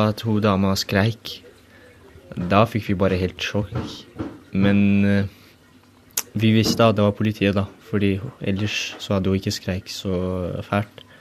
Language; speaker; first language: Norwegian; early bilingual, other home language; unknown